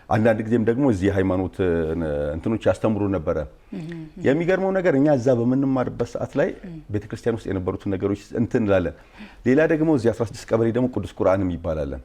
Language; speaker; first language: Amharic; native; Amharic